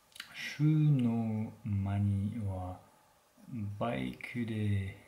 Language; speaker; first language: Japanese; non-native, learner; French